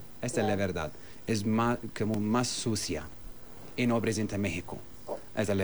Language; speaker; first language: Spanish; non-native, learner; Arabic